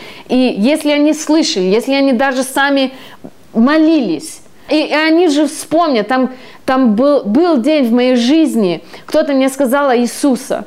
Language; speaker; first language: Russian; early bilingual, heritage; Russian